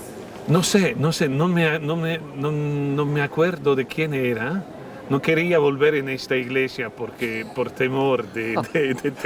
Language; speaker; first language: Spanish; non-native, fluent; French